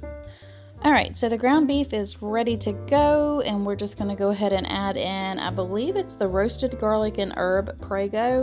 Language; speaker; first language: English; native; English